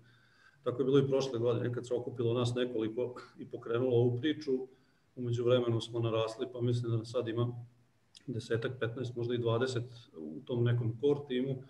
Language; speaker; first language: Serbian; native; Serbian